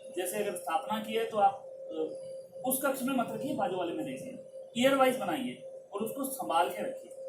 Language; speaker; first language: Hindi; non-native, local second language; Punjabi